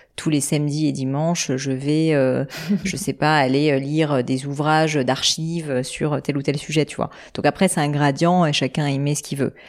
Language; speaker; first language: French; native; French